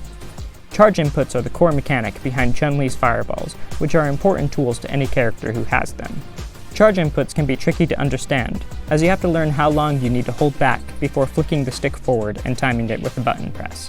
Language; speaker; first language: English; native; English